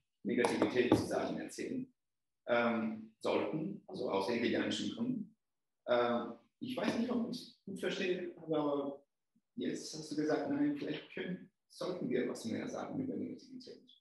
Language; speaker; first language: German; non-native, fluent; Italian